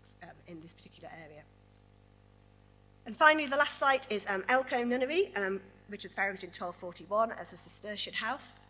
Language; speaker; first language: English; native; English